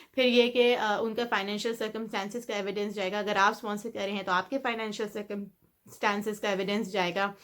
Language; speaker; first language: Urdu; native; Urdu